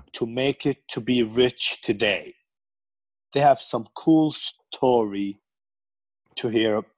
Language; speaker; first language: English; non-native, fluent; Arabic